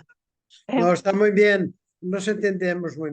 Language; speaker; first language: Spanish; non-native, fluent; Portuguese